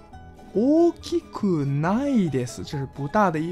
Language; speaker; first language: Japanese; non-native, fluent; Chinese